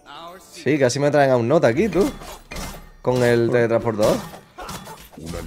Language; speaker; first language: Spanish; native; Spanish